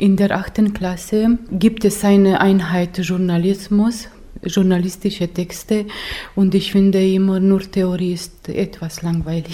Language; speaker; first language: German; non-native, local second language; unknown